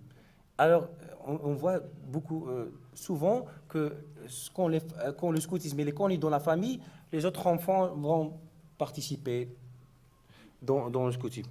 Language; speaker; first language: French; non-native, learner; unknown